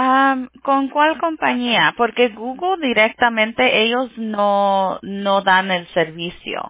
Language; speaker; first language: Spanish; early bilingual, heritage; Spanish